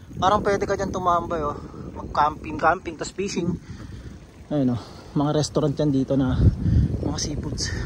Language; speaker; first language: Filipino; native; Filipino